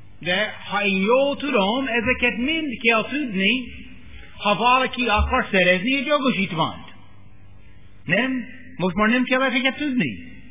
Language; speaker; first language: Hungarian; non-native, fluent; English